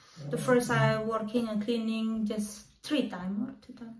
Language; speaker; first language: English; non-native, learner; Indonesian